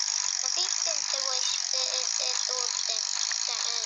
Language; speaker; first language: Finnish; early bilingual, other home language; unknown